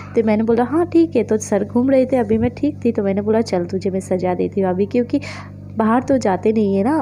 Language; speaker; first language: Hindi; non-native, local second language; Bangla